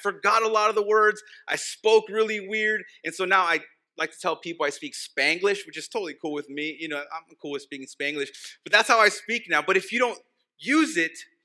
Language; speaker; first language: English; early bilingual, other home language; Spanish